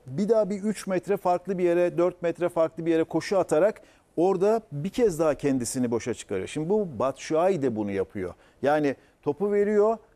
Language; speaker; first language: Turkish; native; Turkish